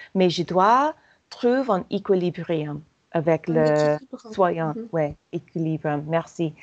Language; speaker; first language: French; non-native, fluent; English